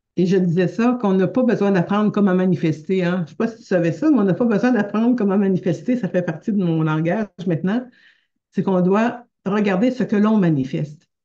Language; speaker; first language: French; native; French